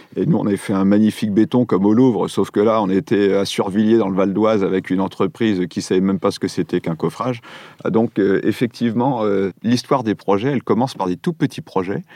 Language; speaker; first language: French; native; French